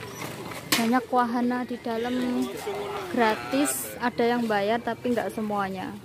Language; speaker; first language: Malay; non-native, local second language; Javanese